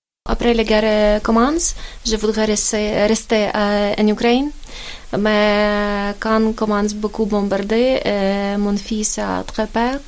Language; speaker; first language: French; non-native, learner; Ukrainian